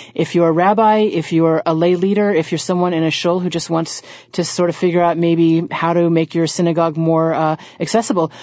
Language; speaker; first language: English; native; English